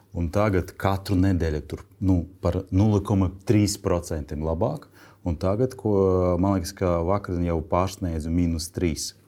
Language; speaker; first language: Latvian; non-native, local second language; Russian